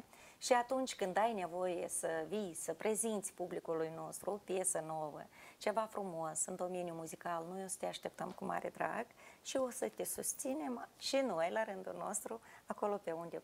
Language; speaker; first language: Romanian; native; Romanian